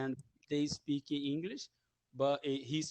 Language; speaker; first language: English; non-native, learner; Portuguese